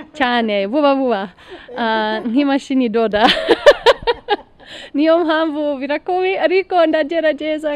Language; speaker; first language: Kinyarwanda; non-native, learner; English